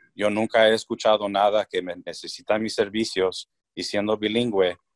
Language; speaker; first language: Spanish; early bilingual, heritage; Spanish